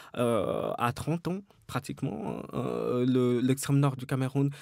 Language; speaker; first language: French; native; French